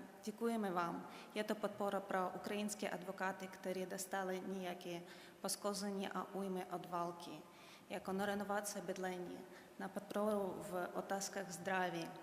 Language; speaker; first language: Czech; non-native, fluent; Ukrainian